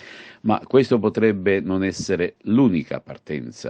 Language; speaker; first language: Italian; native; Italian